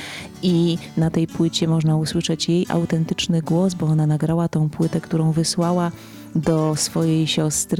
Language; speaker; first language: Polish; native; Polish